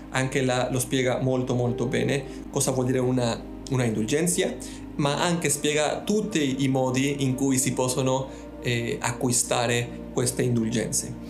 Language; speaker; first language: Italian; non-native, fluent; Spanish